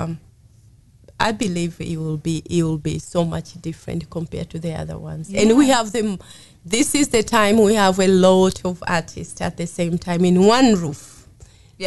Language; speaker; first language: English; non-native, local second language; Swahili